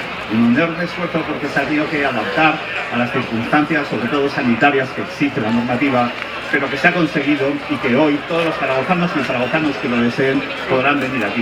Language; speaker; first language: Spanish; native; Spanish